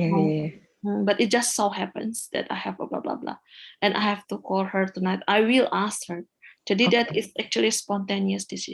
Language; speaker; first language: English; non-native, fluent; Indonesian